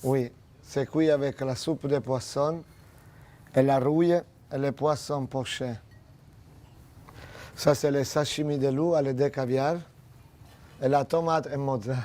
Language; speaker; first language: French; non-native, fluent; Italian